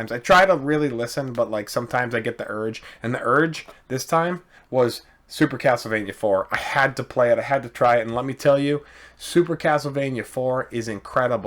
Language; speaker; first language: English; native; English